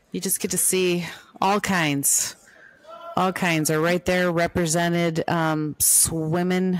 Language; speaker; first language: English; native; English